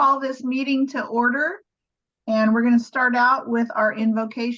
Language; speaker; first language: English; native; English